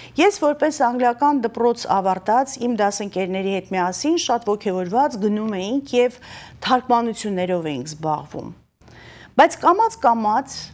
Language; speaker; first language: Armenian; native; Armenian